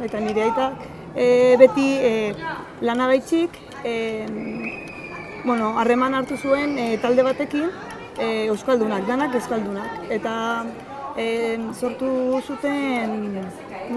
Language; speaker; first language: Basque; non-native, local second language; Spanish